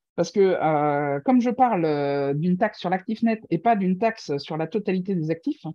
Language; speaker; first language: French; native; French